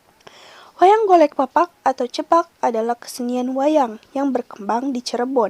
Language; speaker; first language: Indonesian; native; Indonesian